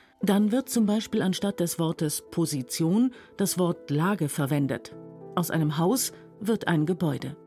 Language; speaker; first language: German; native; German